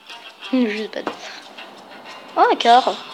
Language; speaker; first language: French; native; French